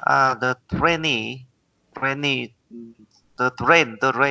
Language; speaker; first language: English; non-native, learner; Vietnamese